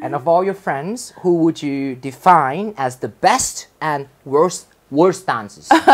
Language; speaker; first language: English; non-native, fluent; Thai